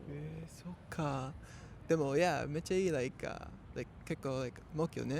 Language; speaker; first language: Japanese; non-native, learner; English